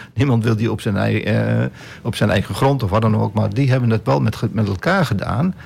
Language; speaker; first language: Dutch; native; Dutch